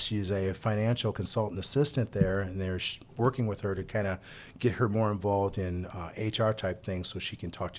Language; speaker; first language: English; native; English